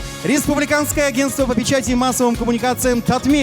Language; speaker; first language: Russian; native; Russian